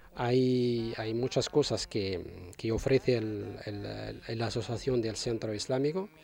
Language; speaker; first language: Spanish; non-native, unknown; Arabic